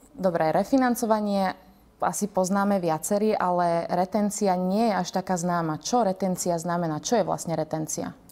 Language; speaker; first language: Slovak; native; Slovak